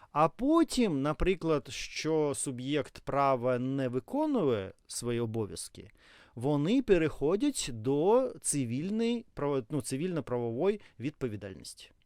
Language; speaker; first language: Ukrainian; non-native, local second language; Russian